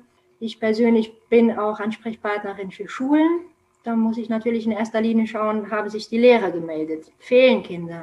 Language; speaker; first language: German; non-native, fluent; Romanian